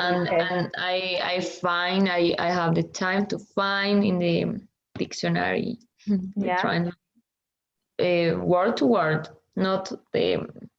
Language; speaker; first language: English; non-native, learner; Spanish